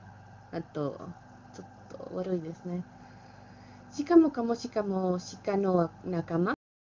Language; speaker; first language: Japanese; non-native, learner; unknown